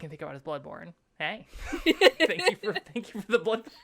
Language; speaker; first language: English; native; English